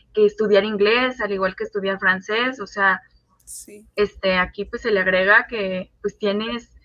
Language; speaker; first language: Spanish; native; Spanish